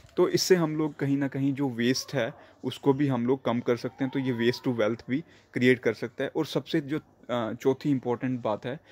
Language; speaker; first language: Hindi; non-native, local second language; Punjabi